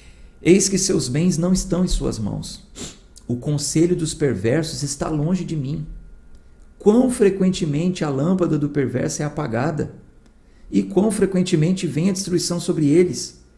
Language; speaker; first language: Portuguese; native; Portuguese